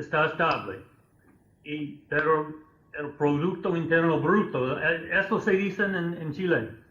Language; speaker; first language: Spanish; non-native, fluent; English